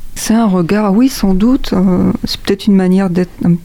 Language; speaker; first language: French; native; French